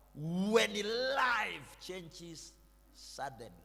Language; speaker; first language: English; non-native, local second language; Swahili